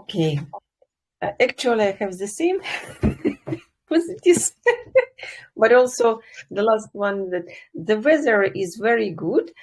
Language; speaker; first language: English; non-native, fluent; Russian